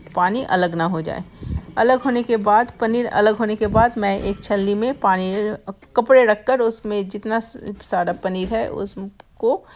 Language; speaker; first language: Hindi; non-native, local second language; Bangla